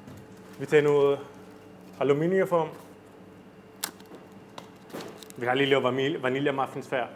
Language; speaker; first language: Danish; non-native, fluent; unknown